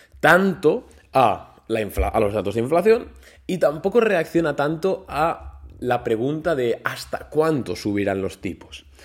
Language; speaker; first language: Spanish; native; Spanish